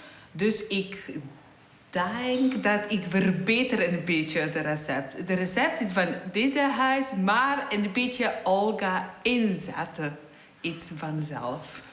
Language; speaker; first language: Dutch; non-native, learner; Polish